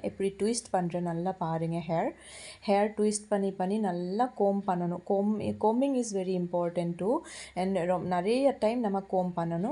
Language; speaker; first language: Tamil; non-native, fluent; Assamese